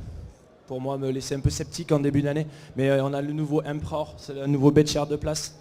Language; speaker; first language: French; native; French